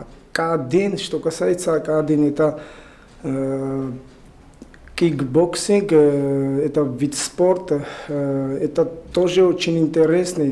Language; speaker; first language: Russian; non-native, learner; Georgian